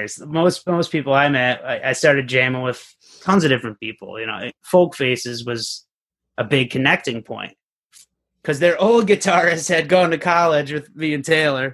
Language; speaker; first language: English; native; English